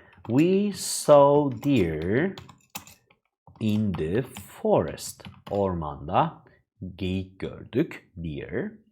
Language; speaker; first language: English; non-native, fluent; Turkish